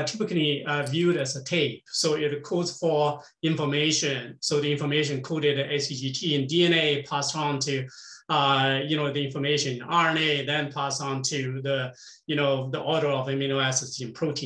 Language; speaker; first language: English; non-native, fluent; Chinese